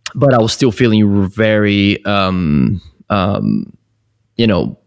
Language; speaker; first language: English; non-native, fluent; Portuguese